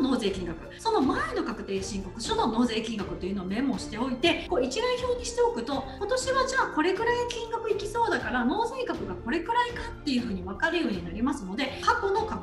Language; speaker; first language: Japanese; native; Japanese